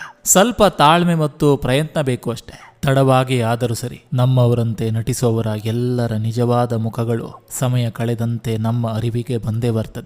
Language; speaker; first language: Kannada; native; Kannada